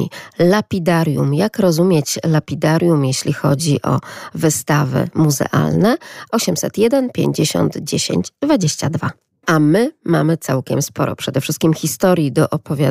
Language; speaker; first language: Polish; native; Polish